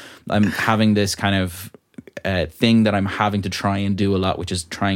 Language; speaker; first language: English; native; English